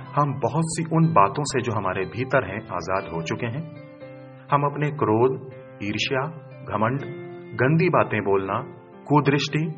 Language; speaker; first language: Hindi; native; Hindi